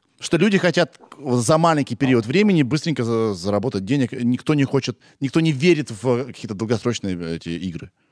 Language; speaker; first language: Russian; native; Russian